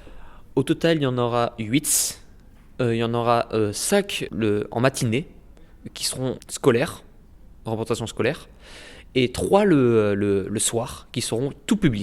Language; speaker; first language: French; native; French